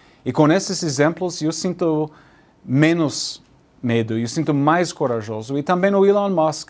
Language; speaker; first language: Portuguese; non-native, learner; English